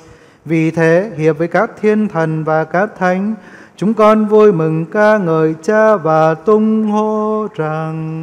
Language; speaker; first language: Vietnamese; native; Vietnamese